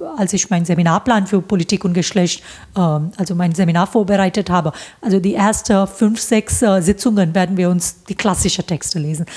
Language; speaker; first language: German; non-native, fluent; Hindi